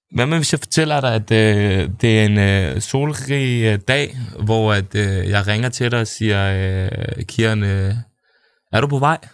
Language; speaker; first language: Danish; native; Danish